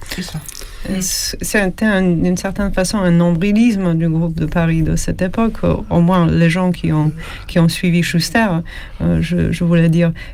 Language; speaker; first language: French; non-native, fluent; Polish